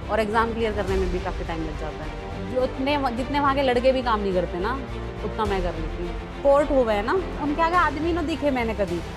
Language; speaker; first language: Hindi; native; Hindi